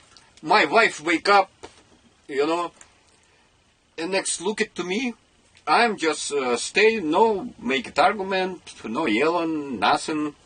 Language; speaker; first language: English; non-native, learner; Russian